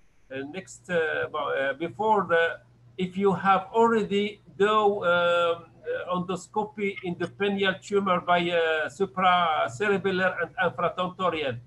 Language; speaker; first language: English; non-native, learner; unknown